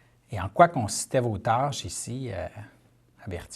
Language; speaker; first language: French; native; French